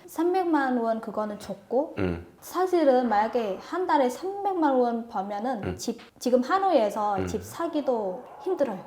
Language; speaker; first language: Korean; non-native, fluent; Vietnamese